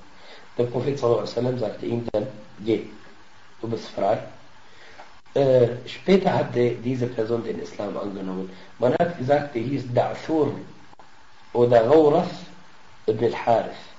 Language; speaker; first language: German; non-native, fluent; Arabic